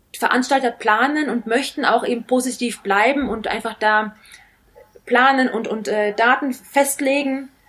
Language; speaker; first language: German; early bilingual, other home language; Italian